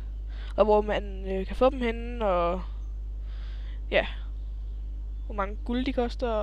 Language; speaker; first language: Danish; native; Danish